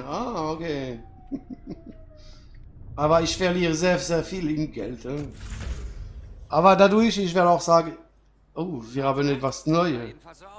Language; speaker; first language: German; non-native, fluent; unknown